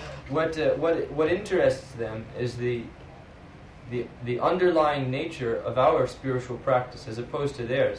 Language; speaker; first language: English; native; English